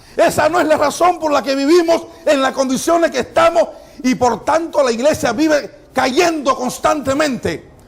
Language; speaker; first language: Spanish; non-native, fluent; Haitian Creole